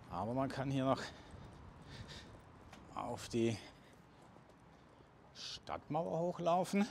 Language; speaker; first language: German; native; German